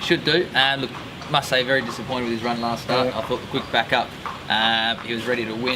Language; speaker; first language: English; native; English